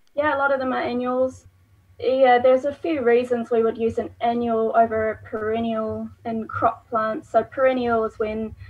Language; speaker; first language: English; native; English